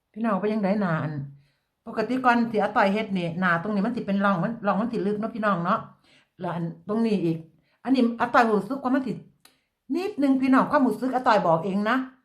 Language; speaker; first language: Thai; native; Thai